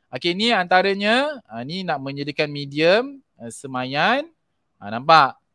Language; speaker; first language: Malay; native; Malay